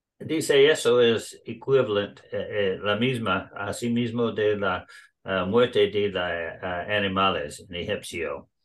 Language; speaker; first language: Spanish; non-native, learner; English